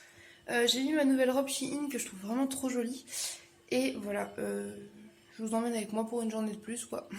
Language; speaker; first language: French; native; French